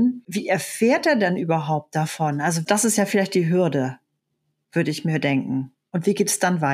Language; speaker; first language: German; native; German